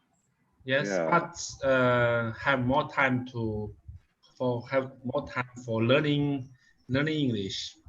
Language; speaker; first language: English; non-native, learner; Chinese